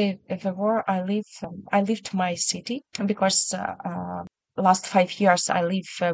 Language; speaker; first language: English; non-native, learner; Ukrainian